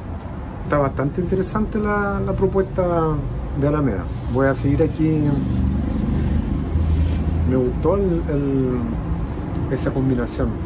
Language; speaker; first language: Spanish; native; Spanish